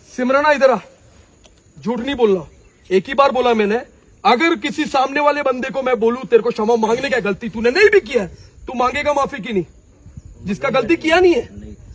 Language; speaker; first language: Hindi; non-native, local second language; Punjabi